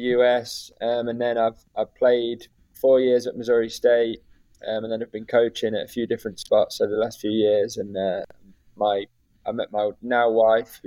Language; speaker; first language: English; native; English